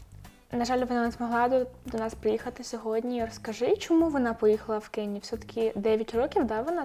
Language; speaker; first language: Ukrainian; native; Ukrainian